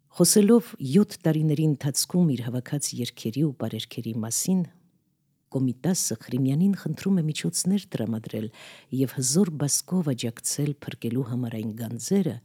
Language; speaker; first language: Armenian; native; Armenian